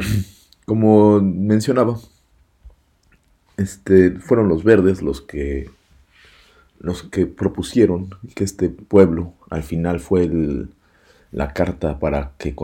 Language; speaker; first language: Spanish; native; Spanish